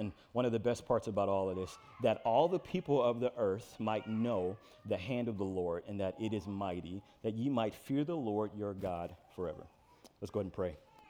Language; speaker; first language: English; native; English